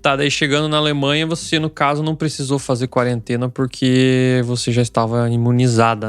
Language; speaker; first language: Portuguese; native; Portuguese